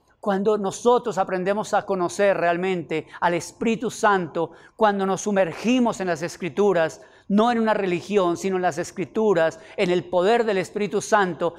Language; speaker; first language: Spanish; native; Spanish